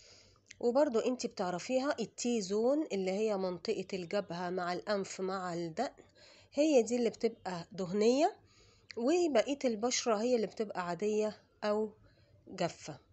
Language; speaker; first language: Arabic; native; Arabic